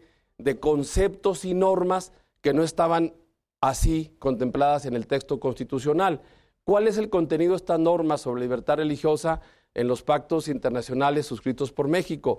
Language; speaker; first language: Spanish; native; Spanish